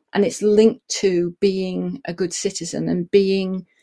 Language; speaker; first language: English; native; English